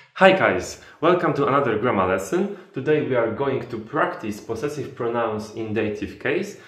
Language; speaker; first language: English; non-native, fluent; Polish